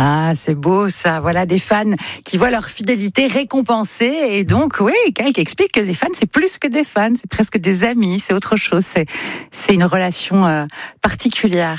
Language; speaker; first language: French; native; French